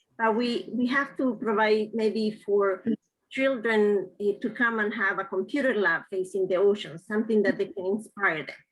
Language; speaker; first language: English; non-native, fluent; Spanish